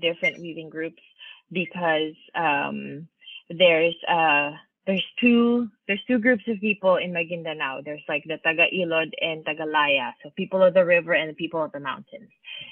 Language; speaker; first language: English; non-native, local second language; Filipino